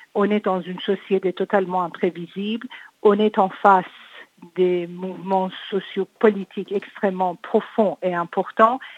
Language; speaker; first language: French; non-native, fluent; Persian